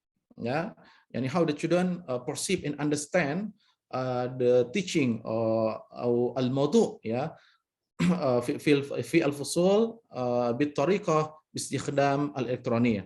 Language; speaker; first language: Arabic; non-native, fluent; Indonesian